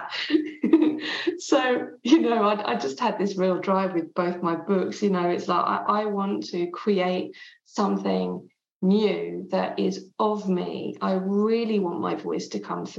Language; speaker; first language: English; non-native, local second language; French